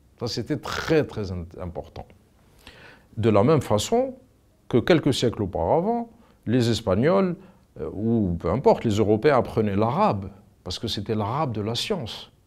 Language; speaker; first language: French; non-native, local second language; Arabic